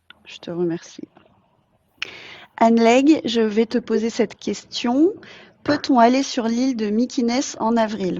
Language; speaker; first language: French; native; French